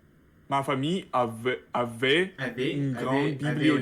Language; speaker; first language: French; non-native, learner; Russian